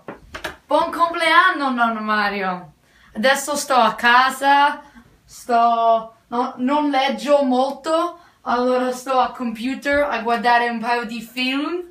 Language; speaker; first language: Italian; early bilingual, heritage; Italian